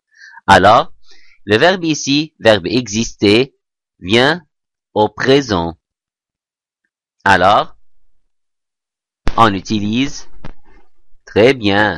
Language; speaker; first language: French; non-native, fluent; Arabic